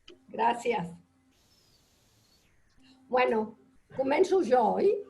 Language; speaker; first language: Catalan; early bilingual, heritage; Catalan